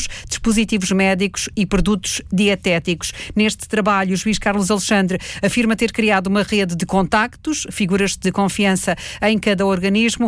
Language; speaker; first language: Portuguese; native; Portuguese